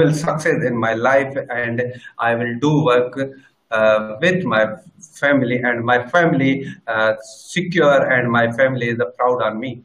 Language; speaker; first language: English; non-native, learner; Sindhi